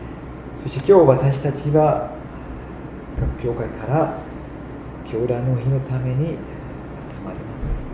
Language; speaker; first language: Japanese; non-native, fluent; German